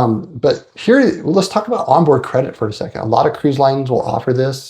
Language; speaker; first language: English; native; English